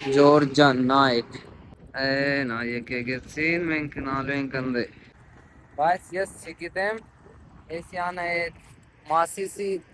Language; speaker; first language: Armenian; non-native, learner; Hindi